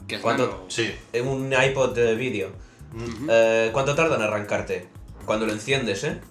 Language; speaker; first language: Spanish; native; Spanish